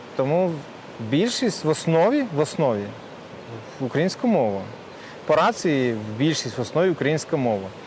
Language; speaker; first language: Ukrainian; native; Ukrainian